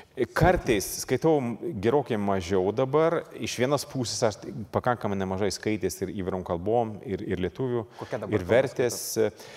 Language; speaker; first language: Lithuanian; non-native, fluent; Swedish